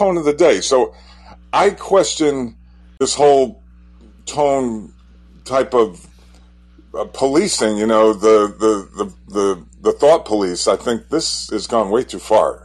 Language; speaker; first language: English; native; English